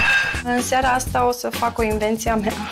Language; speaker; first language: Romanian; native; Romanian